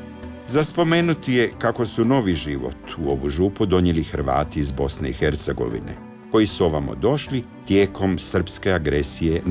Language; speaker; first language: Croatian; native; Croatian